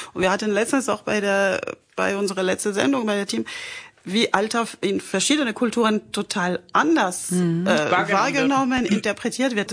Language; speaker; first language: German; non-native, fluent; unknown